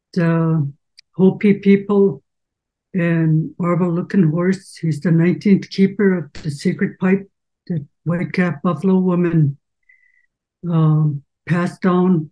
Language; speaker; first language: English; native; English